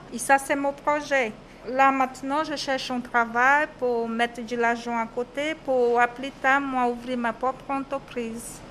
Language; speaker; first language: French; non-native, learner; Portuguese